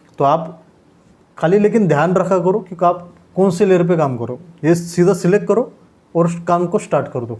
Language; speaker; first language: Hindi; non-native, local second language; Marathi